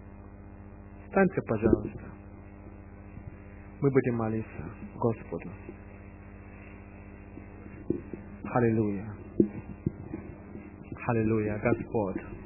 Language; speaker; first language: Russian; non-native, fluent; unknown